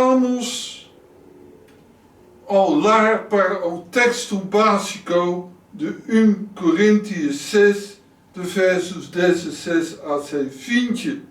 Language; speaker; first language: Portuguese; non-native, learner; Dutch